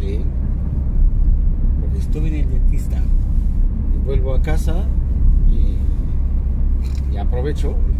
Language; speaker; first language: Spanish; non-native, fluent; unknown